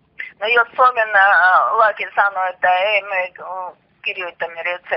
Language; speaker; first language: Finnish; non-native, learner; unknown